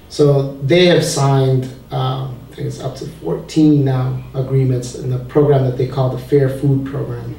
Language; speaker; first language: English; early bilingual, other home language; Spanish